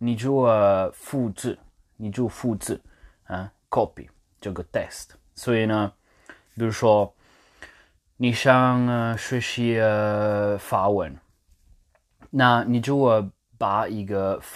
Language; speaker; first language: Chinese; non-native, learner; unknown